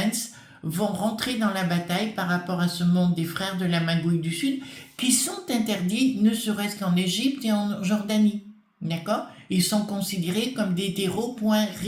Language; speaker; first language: French; native; French